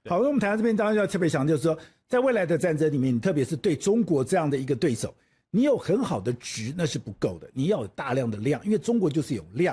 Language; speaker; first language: Chinese; native; Chinese